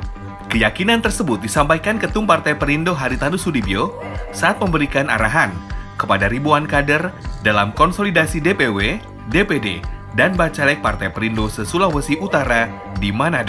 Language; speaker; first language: Indonesian; native; Indonesian